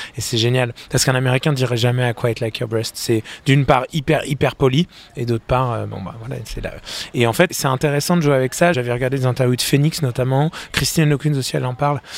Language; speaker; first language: French; native; French